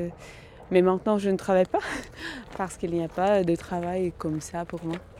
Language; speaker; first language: French; non-native, fluent; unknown